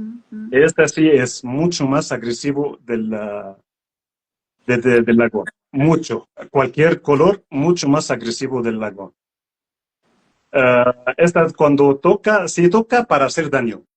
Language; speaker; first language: Spanish; non-native, learner; Arabic